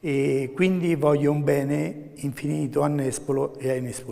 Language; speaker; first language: Italian; native; Italian